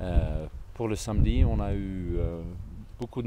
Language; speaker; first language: French; non-native, fluent; Swedish